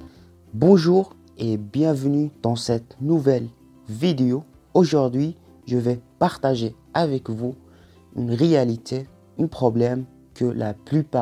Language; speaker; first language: French; non-native, local second language; Arabic